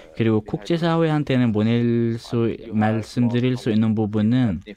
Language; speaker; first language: Korean; non-native, fluent; Arabic